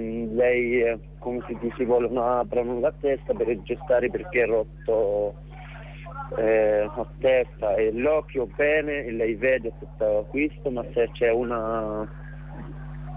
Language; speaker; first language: Italian; non-native, learner; Arabic